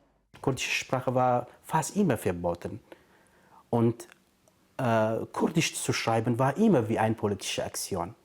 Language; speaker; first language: German; non-native, fluent; Kurdish